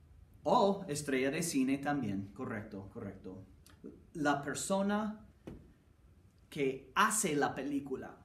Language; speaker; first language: Spanish; non-native, fluent; English